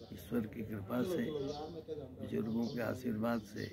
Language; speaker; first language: Hindi; native; Hindi